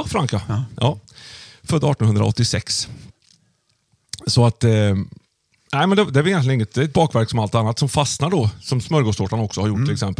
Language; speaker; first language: Swedish; native; Swedish